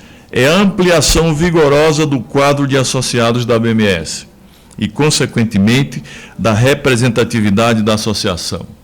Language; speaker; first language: Portuguese; native; Portuguese